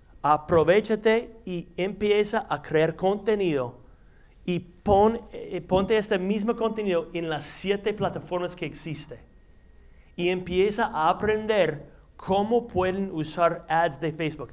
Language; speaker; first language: Spanish; non-native, fluent; English